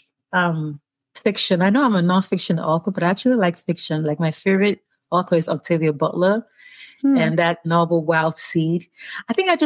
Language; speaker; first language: English; non-native, local second language; Yoruba